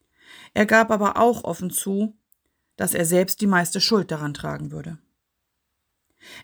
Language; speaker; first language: German; native; German